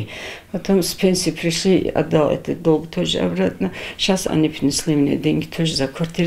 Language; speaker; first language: Russian; non-native, local second language; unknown